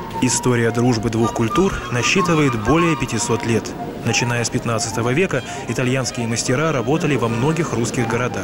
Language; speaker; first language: Russian; native; Russian